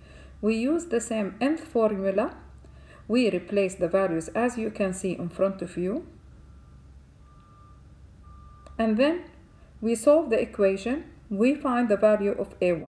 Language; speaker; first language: English; non-native, fluent; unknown